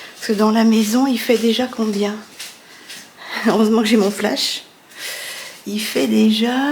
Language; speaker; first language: French; native; French